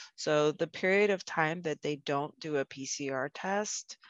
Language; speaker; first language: English; native; English